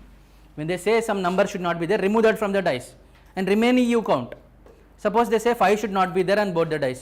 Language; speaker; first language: English; non-native, local second language; Telugu